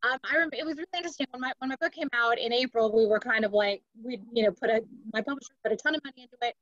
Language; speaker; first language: English; native; English